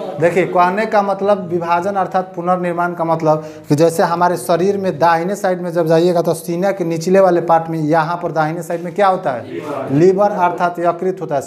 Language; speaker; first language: Hindi; native; Hindi